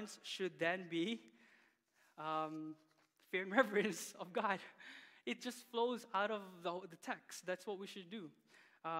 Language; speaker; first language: English; non-native, local second language; Filipino